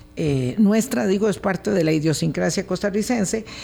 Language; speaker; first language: Spanish; native; Spanish